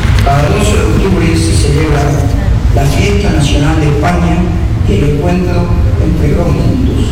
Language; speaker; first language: Spanish; native; Spanish